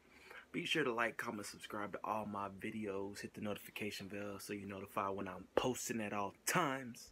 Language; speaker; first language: English; native; English